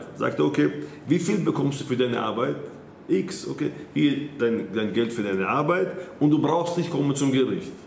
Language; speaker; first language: German; non-native, fluent; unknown